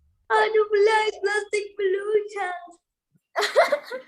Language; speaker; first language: English; non-native, learner; Vietnamese